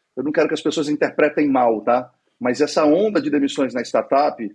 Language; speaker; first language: Portuguese; native; Portuguese